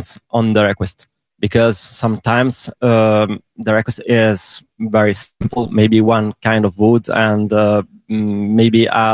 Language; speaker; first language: English; non-native, learner; Italian